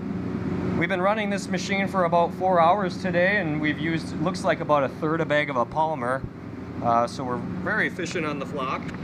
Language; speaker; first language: English; native; English